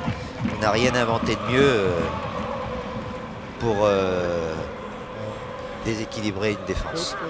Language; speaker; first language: French; native; French